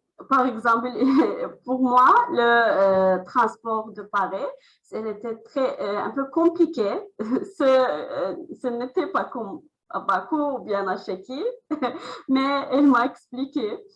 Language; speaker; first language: French; non-native, learner; Azerbaijani